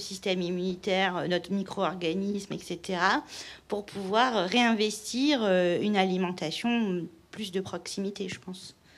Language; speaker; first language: French; native; French